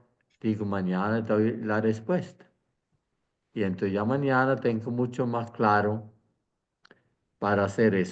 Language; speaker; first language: Spanish; non-native, fluent; Swiss German